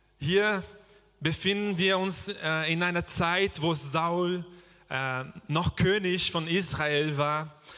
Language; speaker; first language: German; non-native, fluent; Portuguese